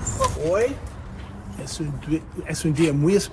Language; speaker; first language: Spanish; non-native, learner; English